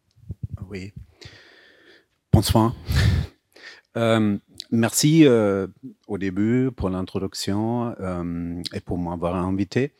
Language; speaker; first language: French; non-native, fluent; German